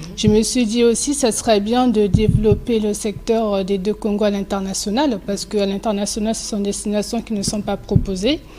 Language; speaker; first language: French; early bilingual, other home language; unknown